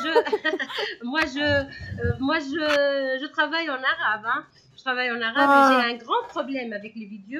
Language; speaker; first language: French; non-native, local second language; Arabic